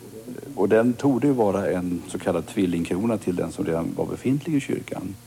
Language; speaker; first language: Swedish; native; Swedish